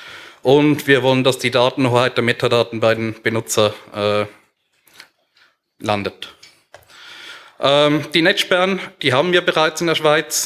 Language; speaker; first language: German; native; German